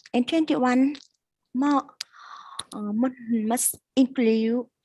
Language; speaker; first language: English; non-native, learner; Vietnamese